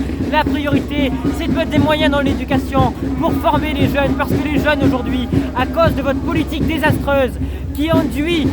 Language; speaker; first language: French; native; French